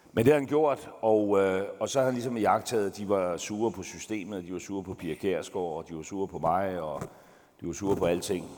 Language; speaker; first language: Danish; native; Danish